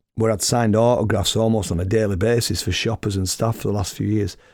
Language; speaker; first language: English; native; English